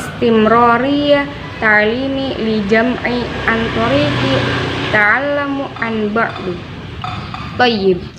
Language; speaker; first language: Arabic; non-native, learner; Indonesian